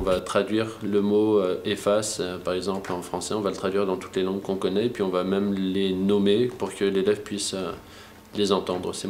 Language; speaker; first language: French; native; French